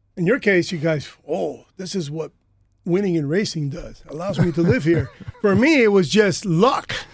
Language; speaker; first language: English; native; English